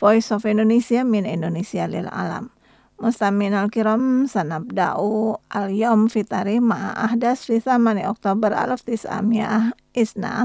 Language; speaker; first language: Arabic; non-native, fluent; Indonesian